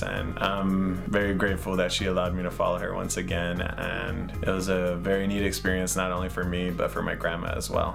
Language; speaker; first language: English; early bilingual, other home language; Spanish